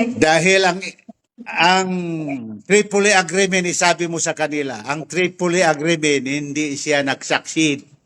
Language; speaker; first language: Filipino; non-native, local second language; Tausug